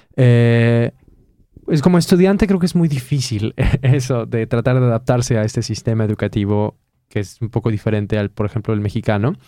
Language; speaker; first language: Spanish; native; Spanish